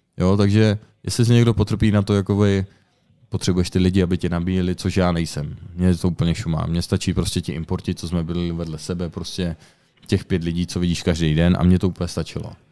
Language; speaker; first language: Czech; native; Czech